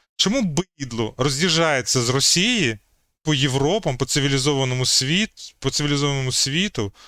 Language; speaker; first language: Ukrainian; native; Ukrainian